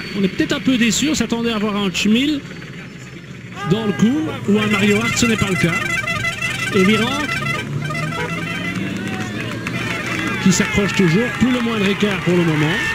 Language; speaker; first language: French; native; French